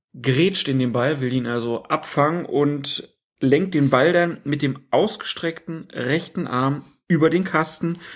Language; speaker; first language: German; native; German